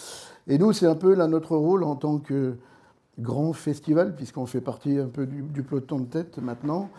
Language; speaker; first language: French; native; French